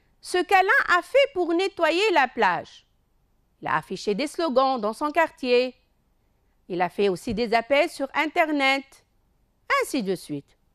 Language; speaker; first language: French; non-native, local second language; Arabic